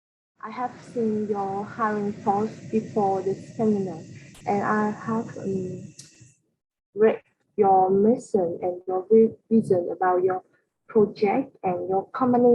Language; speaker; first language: English; non-native, learner; Vietnamese